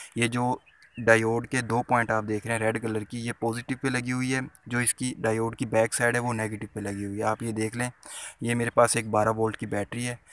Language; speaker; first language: Urdu; non-native, local second language; Punjabi